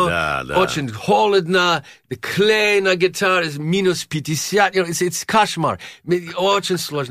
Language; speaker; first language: Russian; non-native, learner; English